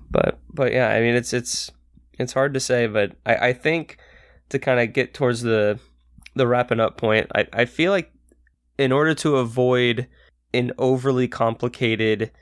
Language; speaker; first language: English; native; English